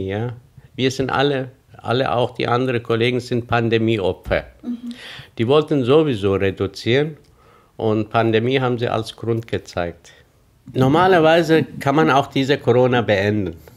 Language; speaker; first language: German; non-native, fluent; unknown